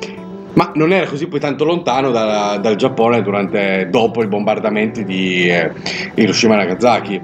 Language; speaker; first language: Italian; native; Italian